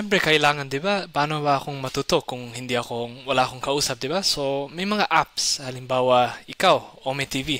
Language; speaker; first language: Filipino; non-native, fluent; Somali